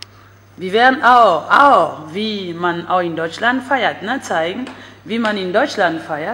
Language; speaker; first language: German; non-native, fluent; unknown